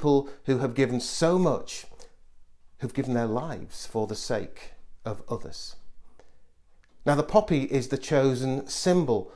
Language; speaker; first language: English; native; English